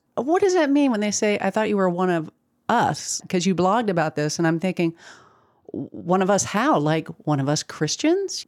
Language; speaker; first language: English; native; English